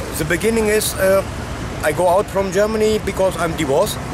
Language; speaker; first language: English; non-native, learner; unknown